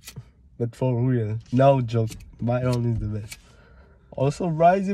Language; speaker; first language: English; non-native, learner; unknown